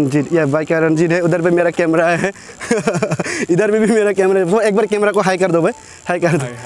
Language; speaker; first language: Hindi; non-native, local second language; Kok Borok